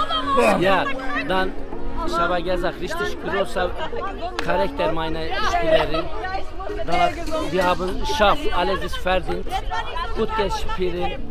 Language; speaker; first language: German; non-native, learner; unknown